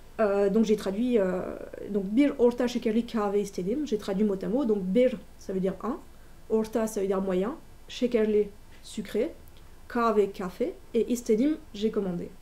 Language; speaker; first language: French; native; French